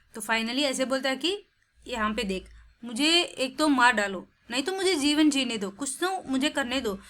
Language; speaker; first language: Hindi; non-native, local second language; Tamil